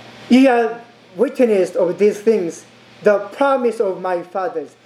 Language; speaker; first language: English; non-native, learner; Korean